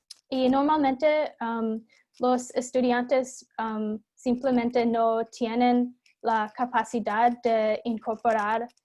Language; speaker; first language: Spanish; non-native, fluent; English